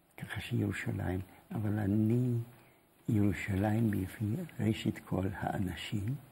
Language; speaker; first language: Hebrew; non-native, fluent; German